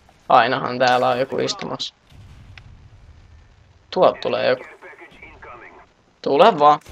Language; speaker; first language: Finnish; native; Finnish